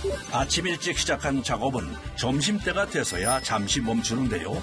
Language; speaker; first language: Korean; native; Korean